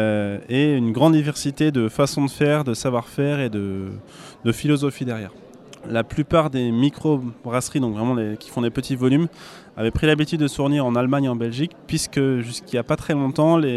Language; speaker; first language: French; native; French